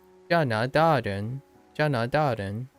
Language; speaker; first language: Chinese; non-native, learner; English